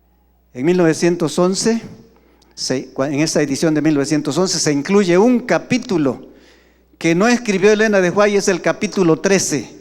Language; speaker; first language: Spanish; native; Spanish